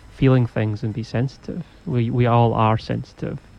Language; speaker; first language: English; native; English